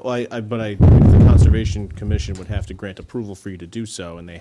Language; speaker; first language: English; native; English